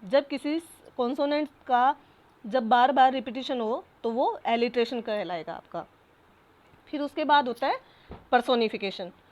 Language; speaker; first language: Hindi; native; Hindi